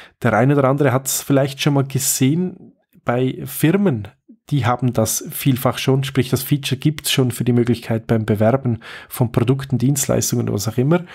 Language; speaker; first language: German; native; German